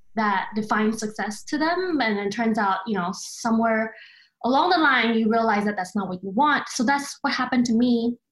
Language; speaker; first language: English; early bilingual, other home language; Chinese